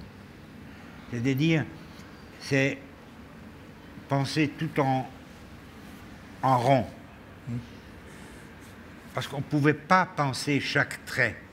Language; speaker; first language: French; non-native, fluent; German